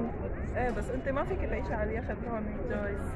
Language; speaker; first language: Arabic; native; Arabic